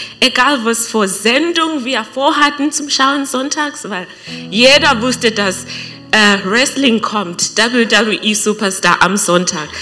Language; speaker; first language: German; non-native, learner; English